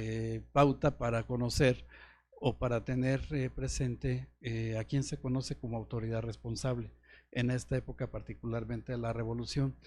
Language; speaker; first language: Spanish; native; Spanish